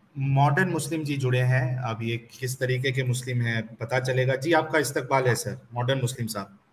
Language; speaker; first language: Hindi; native; Hindi